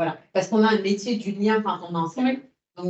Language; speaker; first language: French; native; French